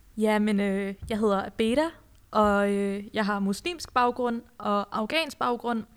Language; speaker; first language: Danish; early bilingual, other home language; Persian